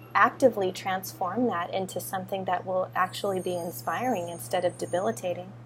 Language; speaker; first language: English; native; English